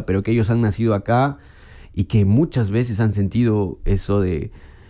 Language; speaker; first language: Spanish; native; Spanish